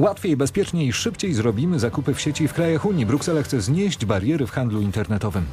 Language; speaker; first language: Polish; native; Polish